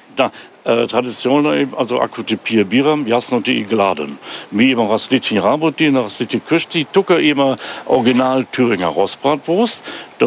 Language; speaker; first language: Bulgarian; non-native, learner; German